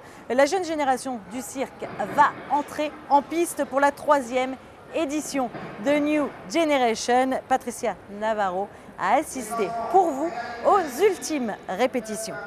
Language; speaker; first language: French; native; French